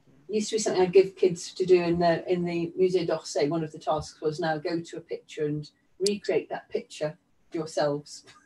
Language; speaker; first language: English; native; English